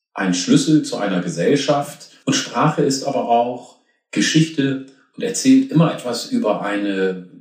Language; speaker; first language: German; early bilingual, other home language; Oromo